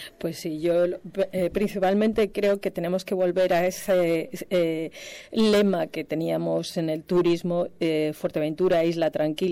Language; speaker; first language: Spanish; native; Spanish